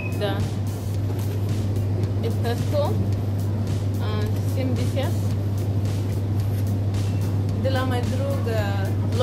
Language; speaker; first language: Russian; non-native, learner; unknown